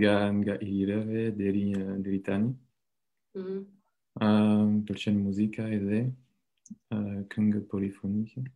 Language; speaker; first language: Albanian; non-native, learner; French